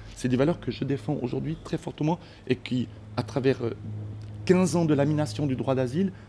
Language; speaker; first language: French; early bilingual, other home language; Spanish